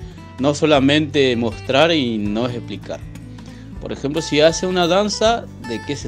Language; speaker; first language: Spanish; non-native, local second language; Guarani